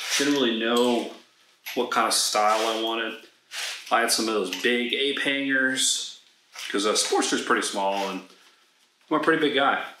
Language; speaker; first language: English; native; English